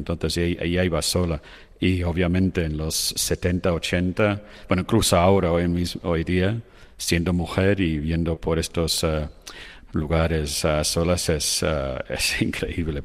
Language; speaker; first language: Spanish; non-native, fluent; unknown